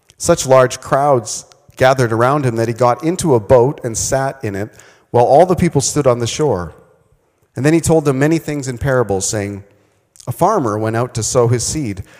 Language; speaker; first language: English; native; English